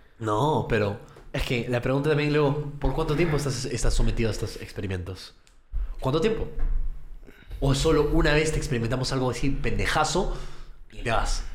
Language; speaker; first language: Spanish; early bilingual, heritage; Spanish